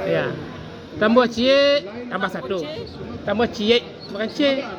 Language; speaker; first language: Indonesian; native; Indonesian